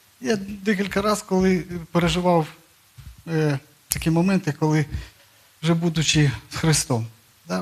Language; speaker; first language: Ukrainian; non-native, local second language; Russian